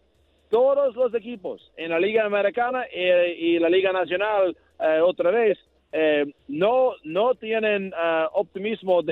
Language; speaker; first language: Spanish; non-native, learner; English